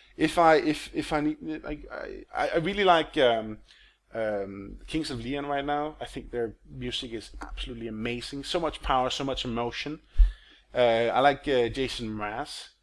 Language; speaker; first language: English; non-native, fluent; Danish